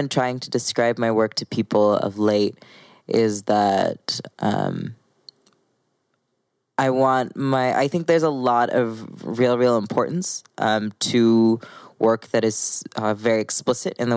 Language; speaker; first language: English; native; English